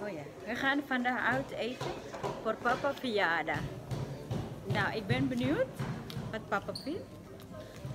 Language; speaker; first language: Dutch; non-native, learner; Indonesian